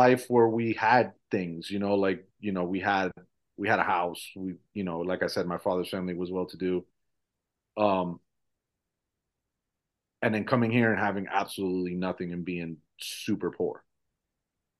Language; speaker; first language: English; early bilingual, other home language; Spanish